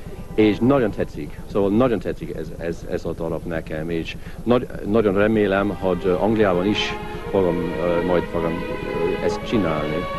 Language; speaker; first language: Hungarian; non-native, learner; English